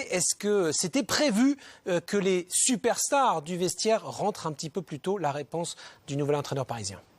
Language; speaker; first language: French; native; French